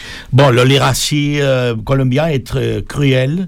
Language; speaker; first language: French; non-native, fluent; Spanish